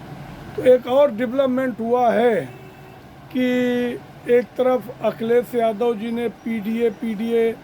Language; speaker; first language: Hindi; native; Hindi